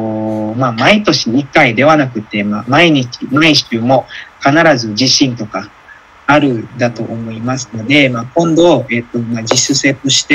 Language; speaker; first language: Japanese; non-native, fluent; Indonesian